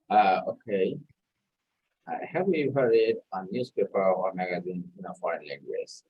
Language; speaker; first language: English; non-native, fluent; Bangla